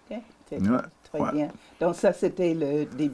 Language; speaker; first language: French; native; French